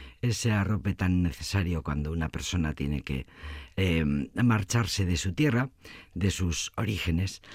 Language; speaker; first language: Spanish; native; Spanish